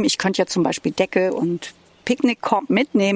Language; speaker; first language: German; native; German